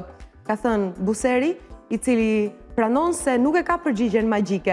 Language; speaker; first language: Albanian; native; Albanian